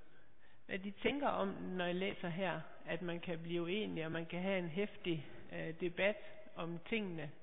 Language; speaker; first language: Danish; native; Danish